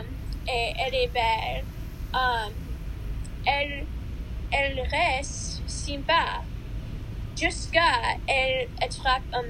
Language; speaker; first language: French; non-native, learner; English